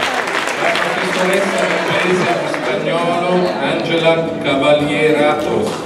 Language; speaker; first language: Italian; native; Italian